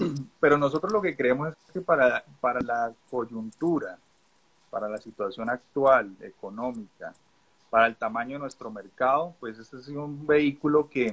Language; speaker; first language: Spanish; native; Spanish